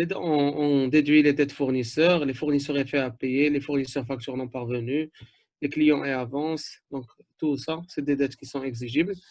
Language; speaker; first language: French; non-native, local second language; Arabic